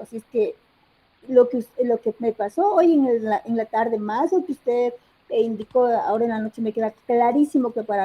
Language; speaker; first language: Spanish; native; Spanish